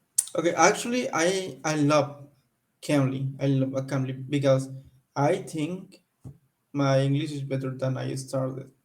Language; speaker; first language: English; non-native, learner; Spanish